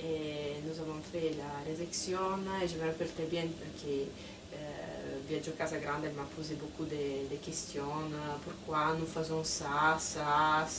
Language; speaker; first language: French; non-native, fluent; Italian